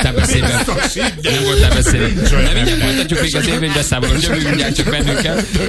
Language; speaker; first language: Hungarian; native; Hungarian